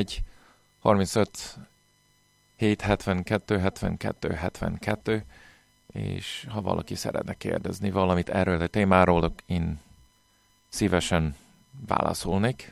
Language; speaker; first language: Hungarian; non-native, fluent; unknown